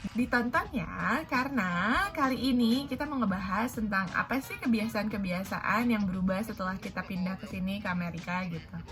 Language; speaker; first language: Indonesian; native; Indonesian